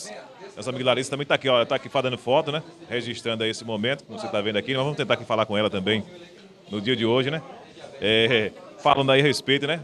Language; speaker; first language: Portuguese; native; Portuguese